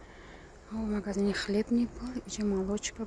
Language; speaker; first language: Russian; non-native, learner; Tajik